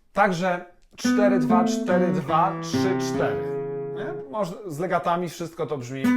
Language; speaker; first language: Polish; native; Polish